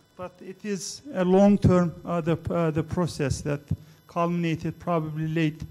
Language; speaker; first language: English; non-native, fluent; Turkish